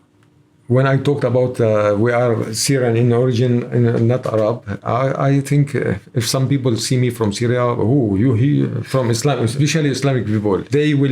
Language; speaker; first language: English; non-native, learner; Arabic